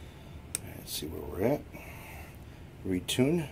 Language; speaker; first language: English; native; English